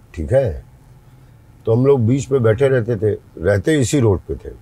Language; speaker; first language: Hindi; native; Hindi